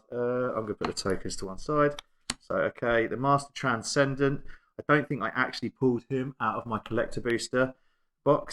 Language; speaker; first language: English; native; English